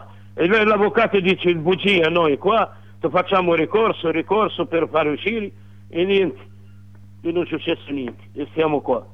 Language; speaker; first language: Italian; non-native, learner; Arabic